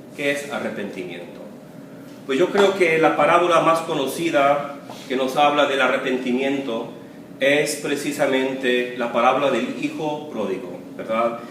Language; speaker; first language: Spanish; early bilingual, other home language; English